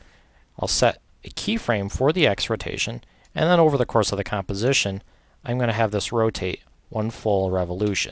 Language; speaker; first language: English; native; English